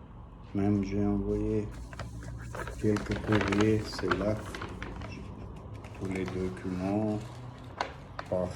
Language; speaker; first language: French; non-native, learner; Armenian